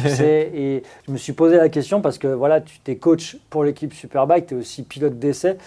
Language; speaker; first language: French; native; French